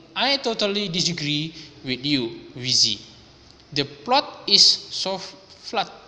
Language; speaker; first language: English; non-native, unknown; Indonesian